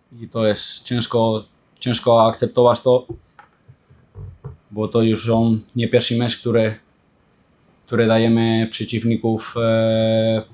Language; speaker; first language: Polish; non-native, fluent; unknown